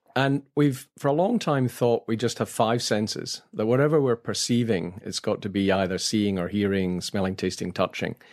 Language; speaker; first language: English; native; English